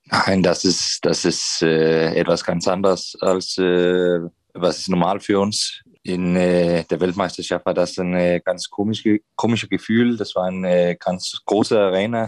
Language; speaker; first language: German; non-native, fluent; Danish